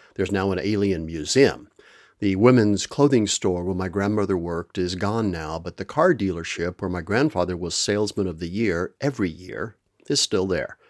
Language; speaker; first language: English; native; English